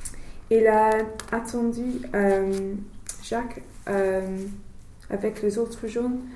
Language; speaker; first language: French; non-native, learner; English